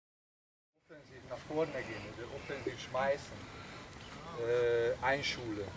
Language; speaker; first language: German; non-native, learner; Hungarian